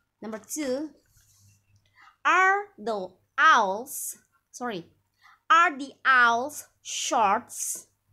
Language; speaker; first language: English; non-native, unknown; Indonesian